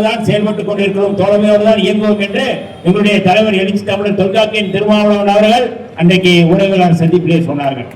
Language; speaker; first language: Tamil; native; Tamil